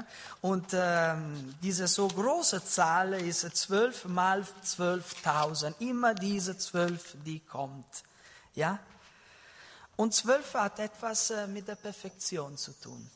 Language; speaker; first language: German; non-native, learner; Italian